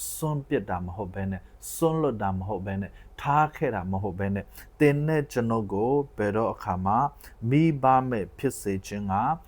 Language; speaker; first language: Burmese; non-native, local second language; Tedim Chin